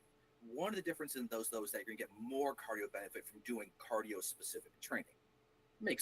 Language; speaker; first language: English; native; English